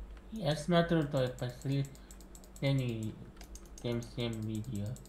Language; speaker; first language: Russian; non-native, learner; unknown